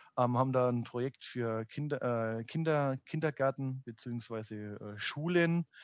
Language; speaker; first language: German; native; German